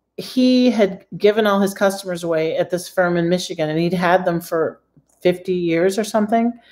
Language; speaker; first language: English; native; English